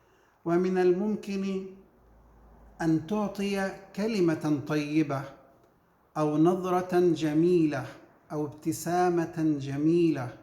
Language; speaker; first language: Arabic; native; Arabic